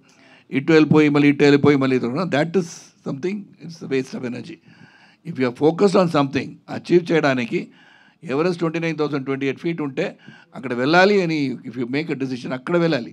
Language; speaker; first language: Telugu; non-native, learner; Tamil